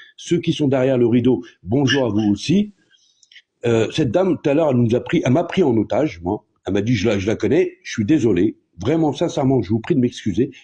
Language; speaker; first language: French; non-native, local second language; Kabyle